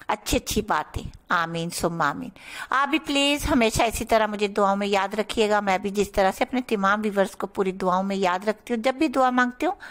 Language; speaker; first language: Urdu; native; Urdu